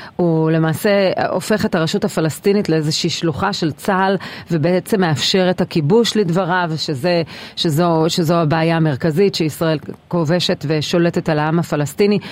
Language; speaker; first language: Hebrew; native; Hebrew